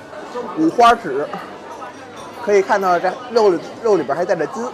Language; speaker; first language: Chinese; native; Chinese